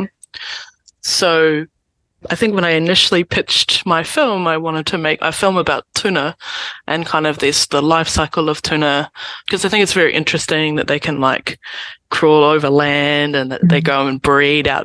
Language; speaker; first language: English; native; English